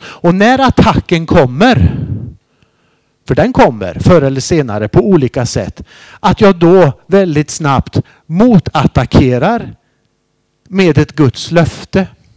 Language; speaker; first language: Swedish; native; Swedish